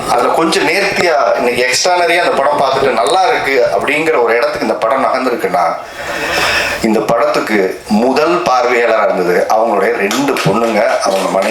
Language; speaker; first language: Tamil; native; Tamil